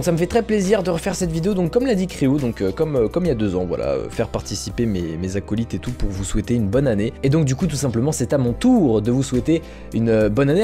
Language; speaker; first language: French; native; French